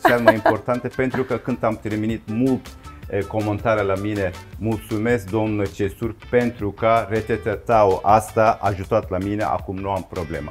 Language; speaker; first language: Romanian; non-native, learner; Turkish